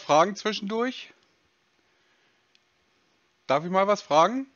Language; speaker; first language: German; native; German